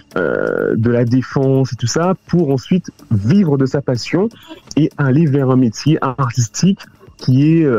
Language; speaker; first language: French; native; French